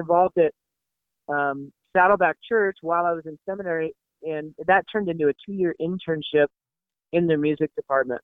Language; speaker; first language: English; native; English